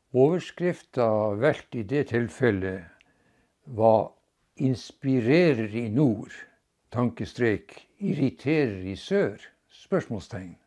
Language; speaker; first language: Norwegian; native; Norwegian